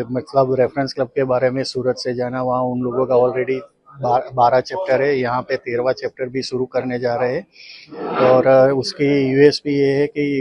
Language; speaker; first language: Hindi; non-native, local second language; Gujarati